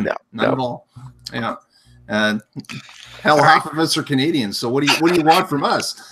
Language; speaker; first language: English; native; English